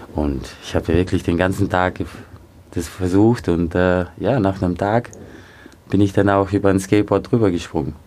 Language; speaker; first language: German; early bilingual, other home language; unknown